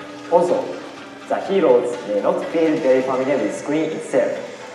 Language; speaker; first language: English; non-native, learner; Japanese